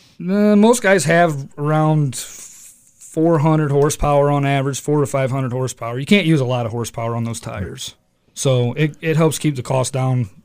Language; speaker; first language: English; native; English